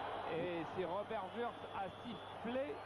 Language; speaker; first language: French; native; French